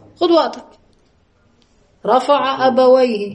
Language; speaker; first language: Arabic; native; Arabic